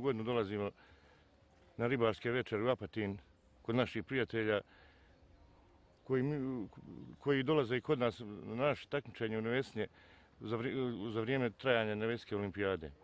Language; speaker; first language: Bosnian; native; Bosnian